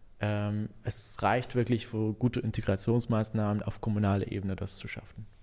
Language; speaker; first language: German; non-native, fluent; Arabic